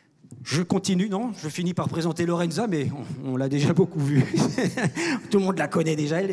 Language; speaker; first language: French; native; French